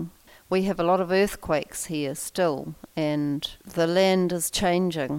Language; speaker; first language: English; native; English